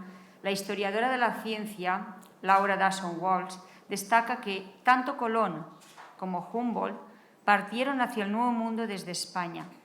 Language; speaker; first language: Spanish; native; Spanish